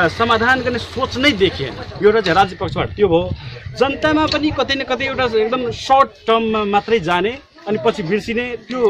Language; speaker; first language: Nepali; non-native, local second language; Maithili